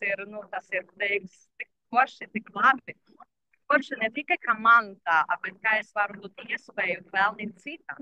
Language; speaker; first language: Latvian; non-native, local second language; Russian